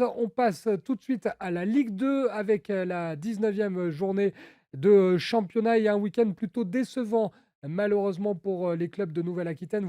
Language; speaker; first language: French; native; French